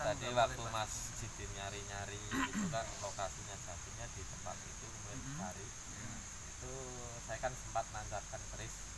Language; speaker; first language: Indonesian; native; Indonesian